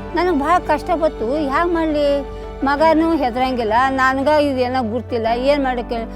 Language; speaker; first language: Kannada; native; Kannada